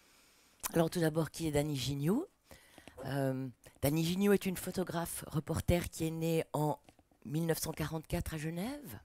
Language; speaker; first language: French; native; French